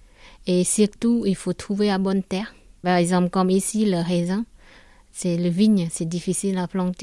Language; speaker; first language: French; non-native, learner; Khmer